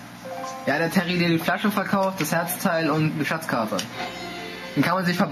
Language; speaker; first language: German; native; German